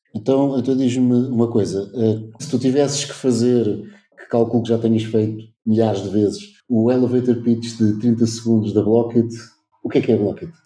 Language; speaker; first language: Portuguese; native; Portuguese